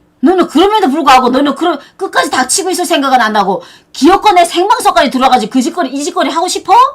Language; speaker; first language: Korean; native; Korean